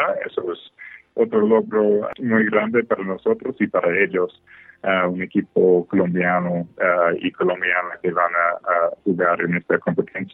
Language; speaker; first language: Spanish; non-native, fluent; English